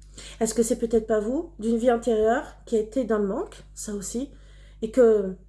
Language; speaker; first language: French; native; French